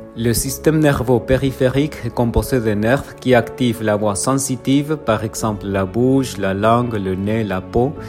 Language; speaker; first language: French; non-native, fluent; Spanish